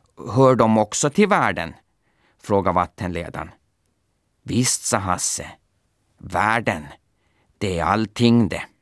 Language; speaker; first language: Swedish; native; Swedish